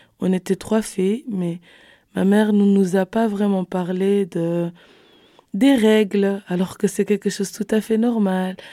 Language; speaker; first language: French; non-native, fluent; Kabuverdianu